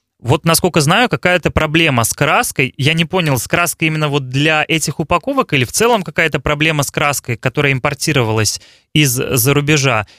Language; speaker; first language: Russian; native; Russian